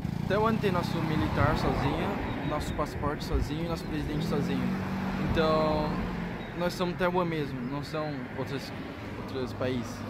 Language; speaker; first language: Portuguese; early bilingual, heritage; Portuguese